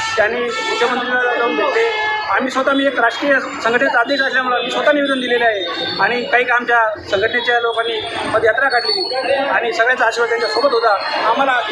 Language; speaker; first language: Marathi; non-native, local second language; Lambadi